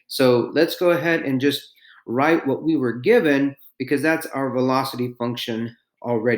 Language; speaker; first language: English; native; English